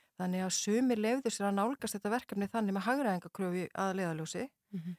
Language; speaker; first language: Icelandic; native; Icelandic